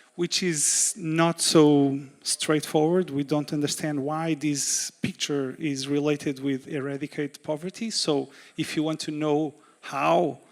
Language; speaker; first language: English; non-native, fluent; Portuguese